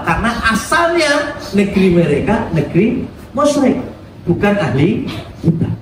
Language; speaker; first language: Indonesian; native; Indonesian